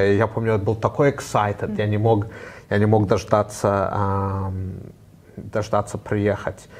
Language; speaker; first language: Russian; early bilingual, heritage; Russian